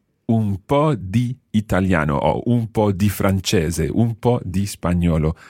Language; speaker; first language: Italian; non-native, fluent; English